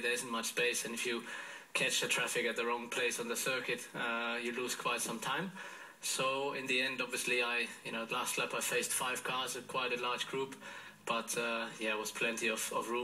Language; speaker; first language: English; non-native, fluent; German